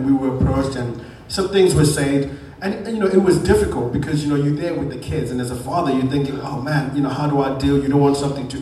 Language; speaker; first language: English; non-native, local second language; Shona